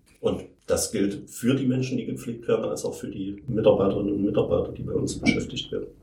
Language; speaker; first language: German; native; German